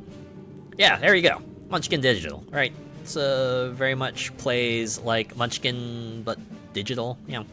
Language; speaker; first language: English; native; English